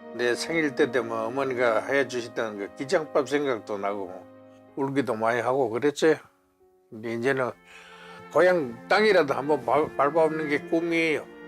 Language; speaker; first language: Korean; native; Korean